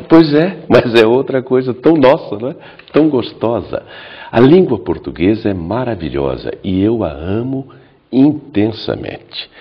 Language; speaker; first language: Portuguese; native; Portuguese